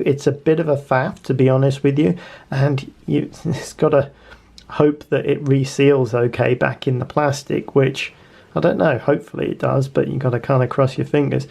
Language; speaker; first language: English; native; English